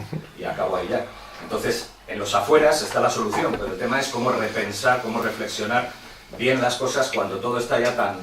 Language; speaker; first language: Spanish; native; Spanish